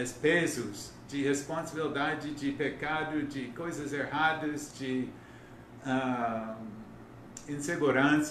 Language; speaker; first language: Portuguese; non-native, learner; English